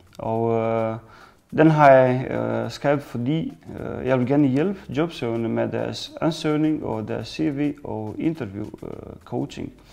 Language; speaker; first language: Danish; non-native, fluent; Romanian